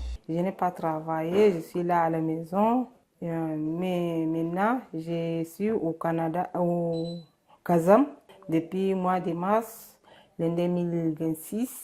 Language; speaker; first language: French; non-native, learner; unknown